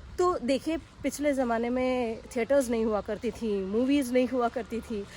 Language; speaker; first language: Hindi; non-native, local second language; Konkani